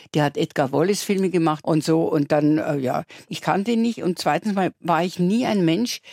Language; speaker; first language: German; native; German